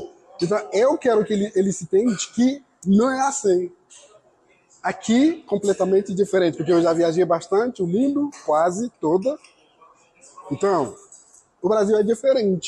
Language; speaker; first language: Portuguese; non-native, fluent; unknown